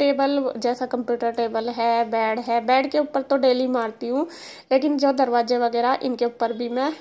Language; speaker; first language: Hindi; native; Hindi